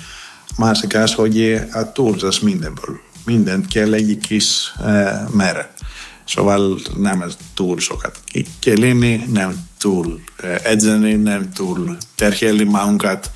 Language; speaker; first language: Hungarian; non-native, fluent; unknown